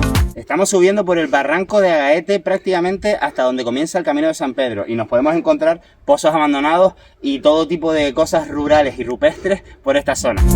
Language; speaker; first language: Spanish; native; Spanish